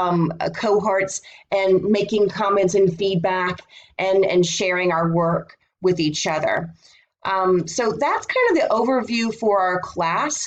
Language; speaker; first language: English; native; English